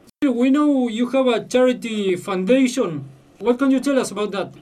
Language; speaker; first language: English; non-native, fluent; Spanish